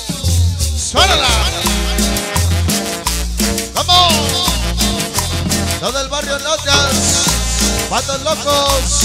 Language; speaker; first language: Spanish; native; Spanish